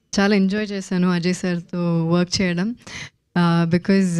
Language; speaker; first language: Telugu; non-native, local second language; Malayalam